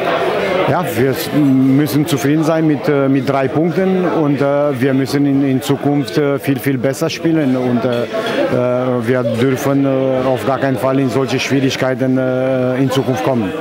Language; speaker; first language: German; non-native, fluent; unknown